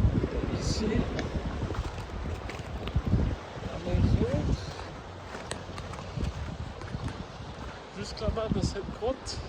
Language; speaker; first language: French; native; French